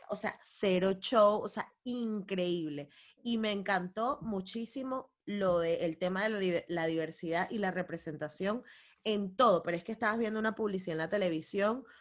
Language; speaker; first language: Spanish; native; Spanish